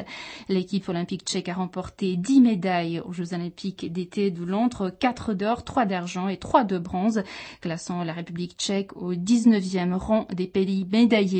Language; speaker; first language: French; non-native, fluent; Czech